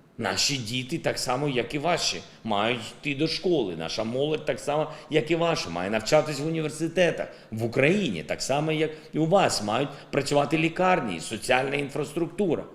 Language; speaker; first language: Ukrainian; non-native, local second language; Russian